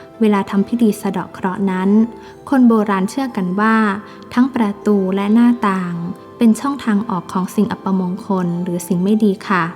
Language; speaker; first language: Thai; native; Thai